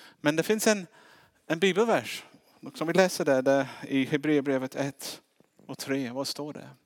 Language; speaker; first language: Swedish; non-native, fluent; English